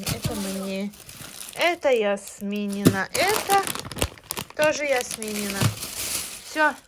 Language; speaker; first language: Russian; non-native, fluent; Tajik